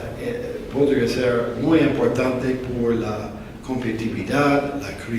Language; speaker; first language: Spanish; non-native, fluent; English